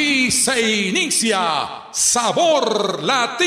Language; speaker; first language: Spanish; native; Spanish